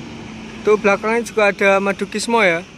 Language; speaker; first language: Indonesian; native; Indonesian